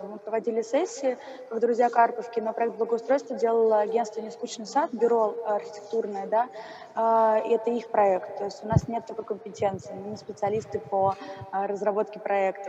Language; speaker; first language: Russian; native; Russian